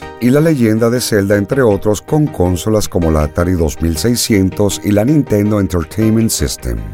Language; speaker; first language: Spanish; native; Spanish